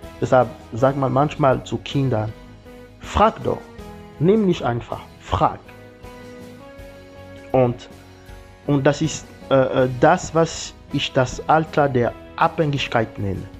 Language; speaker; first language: German; non-native, learner; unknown